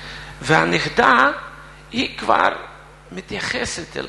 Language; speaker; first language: Hebrew; non-native, fluent; Russian